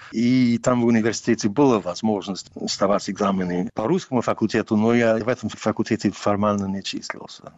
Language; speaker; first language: Russian; non-native, fluent; English